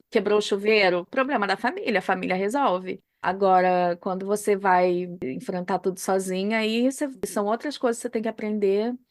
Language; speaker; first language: Portuguese; native; Portuguese